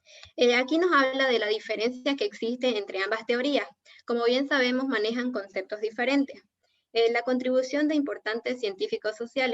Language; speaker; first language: Spanish; native; Spanish